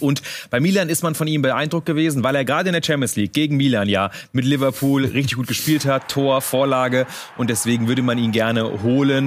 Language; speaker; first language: German; native; German